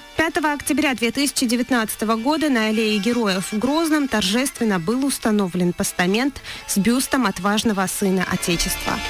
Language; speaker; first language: Russian; non-native, local second language; Chechen